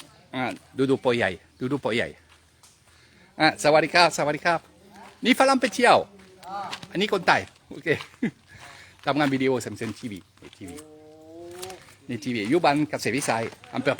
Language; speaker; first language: Thai; non-native, learner; French